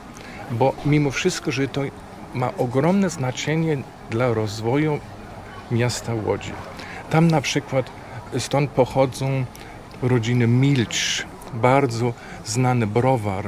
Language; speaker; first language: Polish; non-native, fluent; German